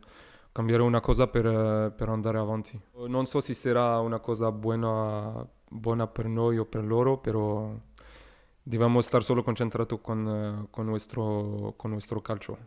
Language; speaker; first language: Italian; non-native, learner; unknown